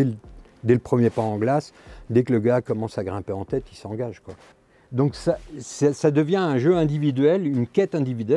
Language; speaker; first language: French; native; French